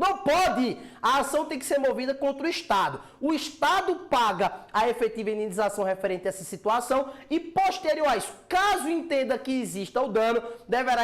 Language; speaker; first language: Portuguese; native; Portuguese